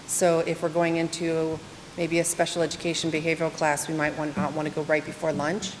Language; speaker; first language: English; native; English